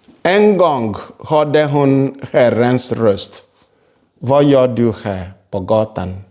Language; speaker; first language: Swedish; non-native, fluent; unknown